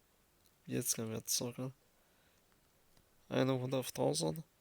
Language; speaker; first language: German; early bilingual, other home language; Arabic